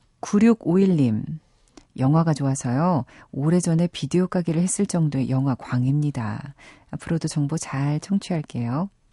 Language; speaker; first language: Korean; native; Korean